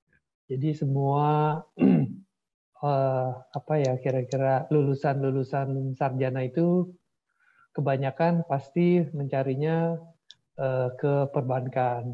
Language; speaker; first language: Indonesian; native; Indonesian